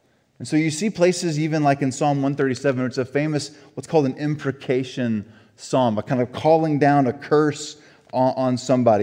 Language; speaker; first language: English; native; English